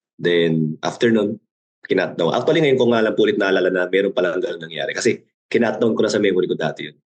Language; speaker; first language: Filipino; early bilingual, other home language; Korean